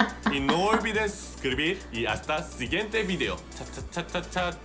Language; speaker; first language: Spanish; non-native, learner; Korean